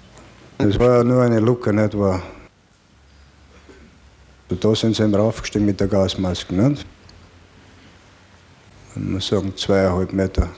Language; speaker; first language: German; native; German